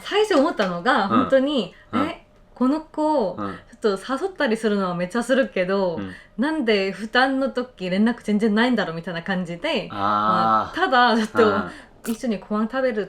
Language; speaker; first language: Japanese; non-native, fluent; Korean